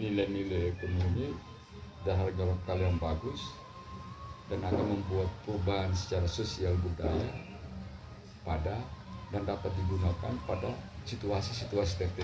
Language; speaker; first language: Indonesian; non-native, local second language; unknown